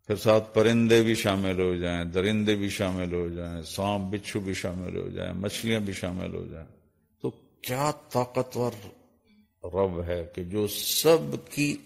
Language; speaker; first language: Urdu; non-native, local second language; Punjabi